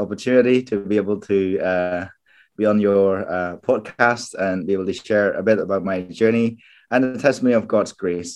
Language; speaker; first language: English; non-native, fluent; Khmer